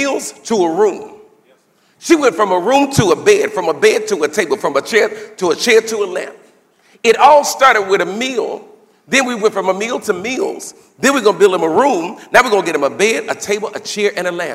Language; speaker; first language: English; native; English